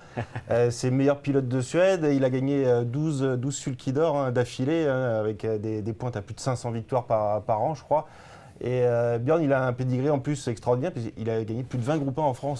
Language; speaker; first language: French; native; French